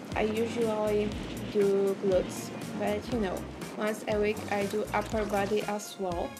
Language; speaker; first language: English; non-native, fluent; Polish